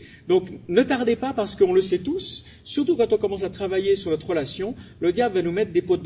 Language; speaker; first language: French; native; French